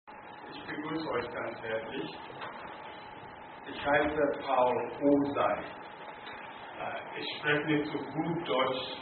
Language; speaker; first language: German; non-native, learner; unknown